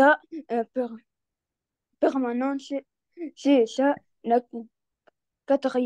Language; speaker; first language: French; non-native, learner; Arabic